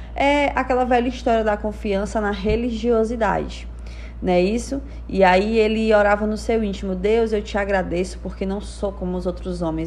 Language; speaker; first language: Portuguese; native; Portuguese